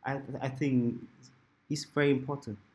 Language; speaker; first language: English; non-native, local second language; Vietnamese